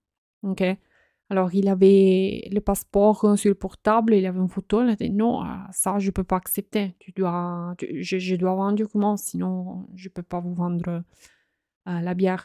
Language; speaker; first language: French; non-native, fluent; Italian